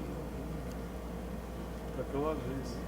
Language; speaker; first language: Russian; non-native, local second language; Tajik